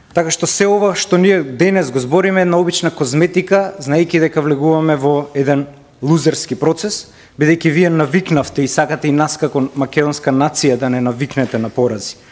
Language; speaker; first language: Macedonian; native; Macedonian